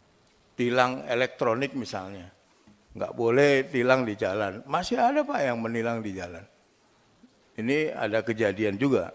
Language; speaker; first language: Indonesian; native; Indonesian